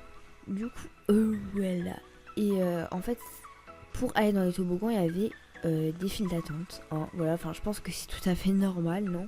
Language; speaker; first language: French; native; French